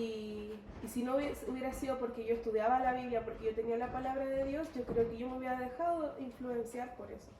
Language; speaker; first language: Spanish; native; Spanish